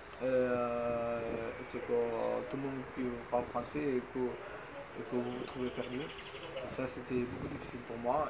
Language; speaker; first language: French; non-native, fluent; Bangla